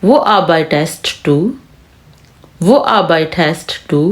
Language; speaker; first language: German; non-native, fluent; Urdu